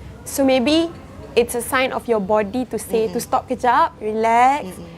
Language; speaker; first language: English; non-native, local second language; Malay